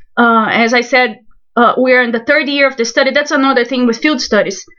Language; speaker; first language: English; non-native, fluent; Portuguese